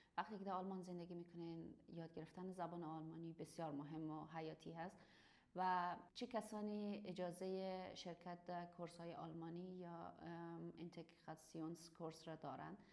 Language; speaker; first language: Persian; native; Persian